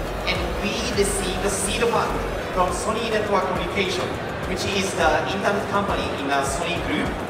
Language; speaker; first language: English; non-native, fluent; Japanese